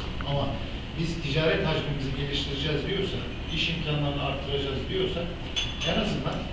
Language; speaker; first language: Turkish; native; Turkish